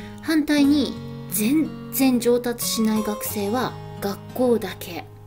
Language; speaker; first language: Japanese; native; Japanese